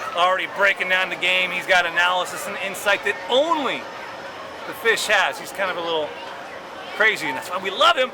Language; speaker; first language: English; native; English